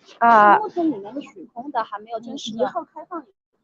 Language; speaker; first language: Chinese; native; Chinese